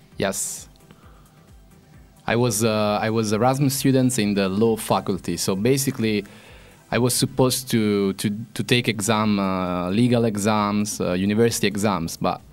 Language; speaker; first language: English; non-native, fluent; Italian